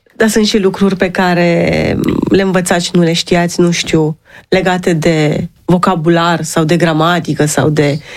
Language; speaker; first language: Romanian; native; Romanian